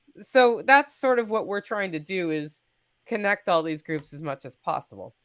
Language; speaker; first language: English; native; English